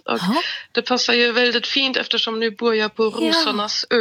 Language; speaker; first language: Swedish; non-native, fluent; German